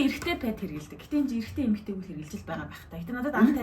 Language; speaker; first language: Mongolian; native; Mongolian